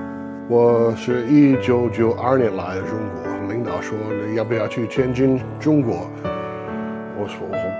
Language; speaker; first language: Chinese; non-native, learner; English